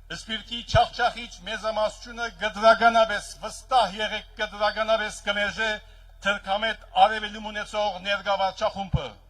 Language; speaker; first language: Armenian; early bilingual, heritage; Armenian